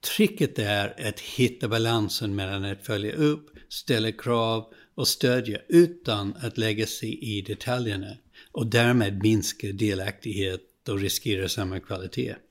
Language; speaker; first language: Swedish; non-native, fluent; English